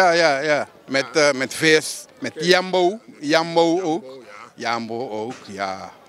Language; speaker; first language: Dutch; non-native, local second language; Papiamento